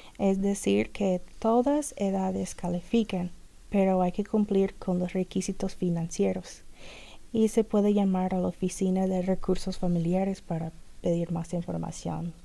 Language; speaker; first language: Spanish; non-native, fluent; English